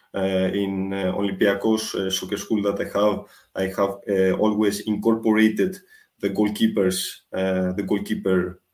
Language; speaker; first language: English; non-native, fluent; Greek